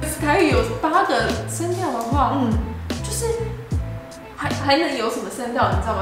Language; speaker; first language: Chinese; non-native, fluent; English